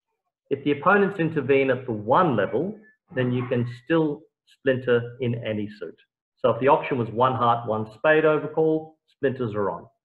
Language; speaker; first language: English; native; English